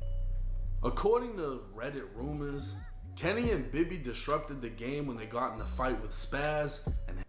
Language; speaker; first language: English; native; English